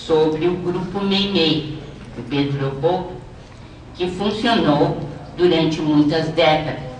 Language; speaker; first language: Portuguese; native; Portuguese